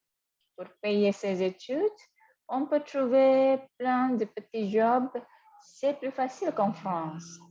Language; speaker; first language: French; non-native, fluent; Indonesian